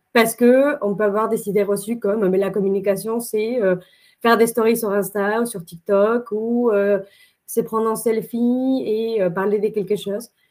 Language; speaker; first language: French; non-native, fluent; Spanish